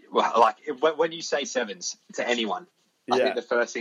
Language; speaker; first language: English; native; English